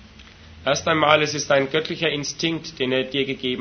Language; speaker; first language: German; native; German